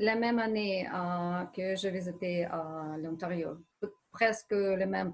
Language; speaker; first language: French; non-native, learner; Ukrainian